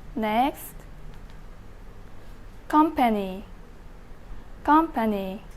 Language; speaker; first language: English; non-native, learner; Indonesian